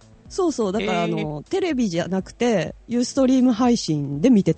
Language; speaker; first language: Japanese; native; Japanese